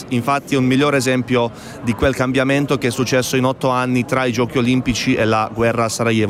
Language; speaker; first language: Italian; non-native, fluent; Bosnian